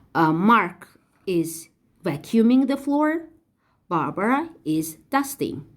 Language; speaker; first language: English; non-native, fluent; Azerbaijani